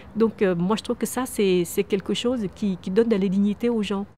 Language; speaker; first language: French; early bilingual, other home language; Vietnamese